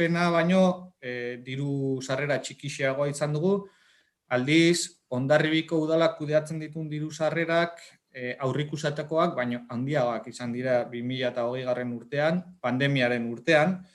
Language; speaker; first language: Basque; native; Basque